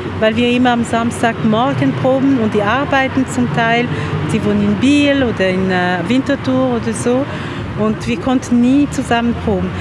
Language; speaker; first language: German; non-native, fluent; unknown